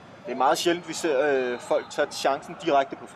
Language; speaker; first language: Danish; native; Danish